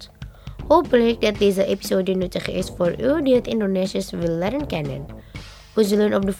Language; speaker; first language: Dutch; non-native, learner; Indonesian